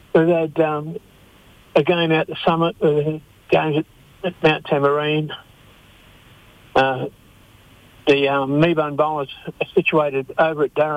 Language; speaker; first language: English; native; English